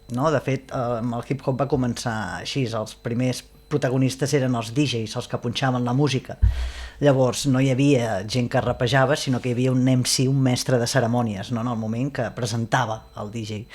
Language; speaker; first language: Catalan; native; Catalan